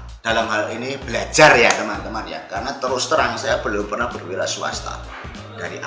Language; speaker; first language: Indonesian; non-native, local second language; Javanese